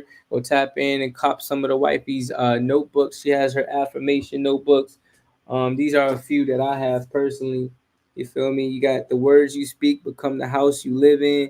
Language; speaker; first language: English; native; English